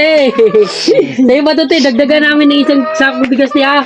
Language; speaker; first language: Filipino; non-native, local second language; Cebuano